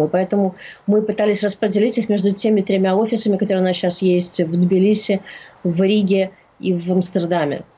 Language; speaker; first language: Russian; native; Russian